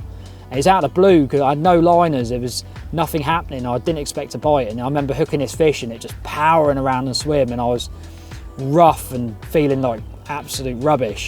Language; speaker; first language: English; native; English